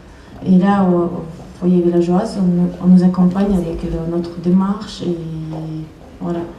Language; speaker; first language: French; non-native, learner; Chechen